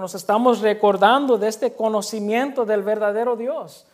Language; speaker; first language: Spanish; early bilingual, heritage; Spanish